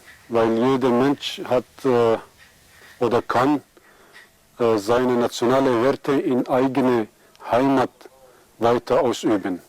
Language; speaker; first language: German; non-native, fluent; Aramaic